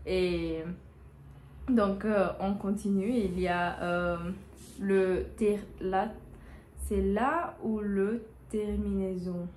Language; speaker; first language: French; non-native, learner; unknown